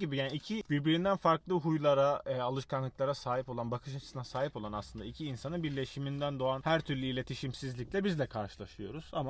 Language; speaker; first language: Turkish; native; Turkish